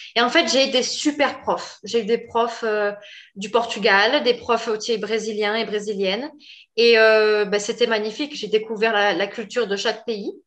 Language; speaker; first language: French; native; French